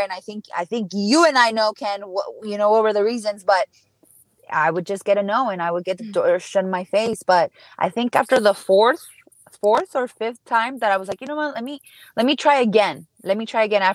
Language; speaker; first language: English; early bilingual, other home language; Spanish